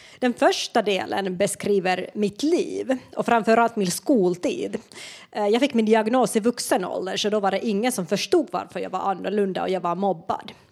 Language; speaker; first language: Swedish; non-native, local second language; Finnish